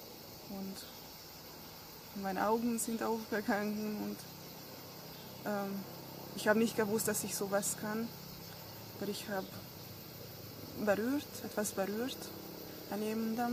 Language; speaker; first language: German; non-native, fluent; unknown